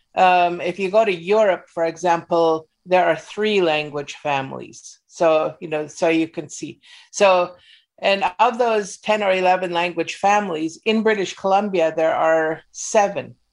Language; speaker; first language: English; native; English